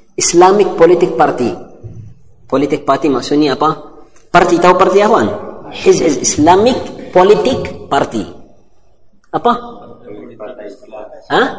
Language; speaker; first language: Malay; non-native, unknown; Arabic